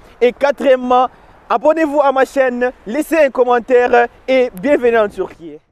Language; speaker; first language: French; non-native, local second language; Swahili